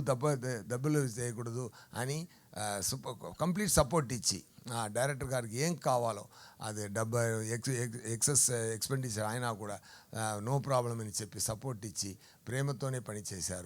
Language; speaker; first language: Telugu; non-native, learner; Tamil